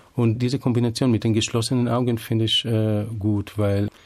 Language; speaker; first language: German; non-native, fluent; Hebrew